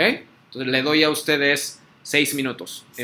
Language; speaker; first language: Spanish; non-native, fluent; Japanese